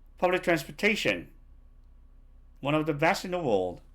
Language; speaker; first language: English; non-native, fluent; Korean